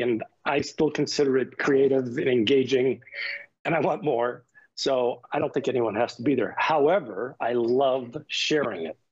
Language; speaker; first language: English; native; English